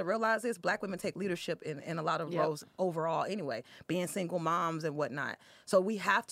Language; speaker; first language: English; native; English